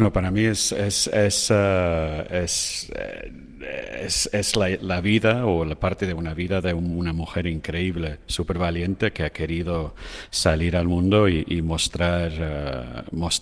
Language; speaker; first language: Spanish; non-native, fluent; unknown